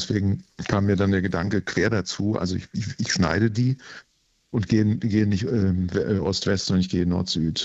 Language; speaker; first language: German; native; German